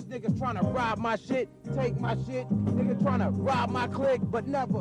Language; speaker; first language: English; native; English